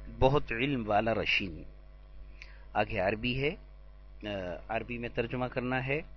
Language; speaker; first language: Urdu; native; Urdu